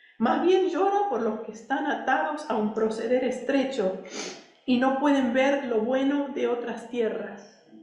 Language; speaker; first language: Spanish; early bilingual, other home language; English